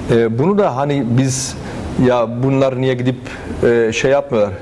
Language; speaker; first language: Turkish; non-native, fluent; Arabic